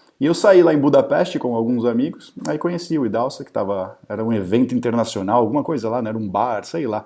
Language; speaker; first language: Portuguese; native; Portuguese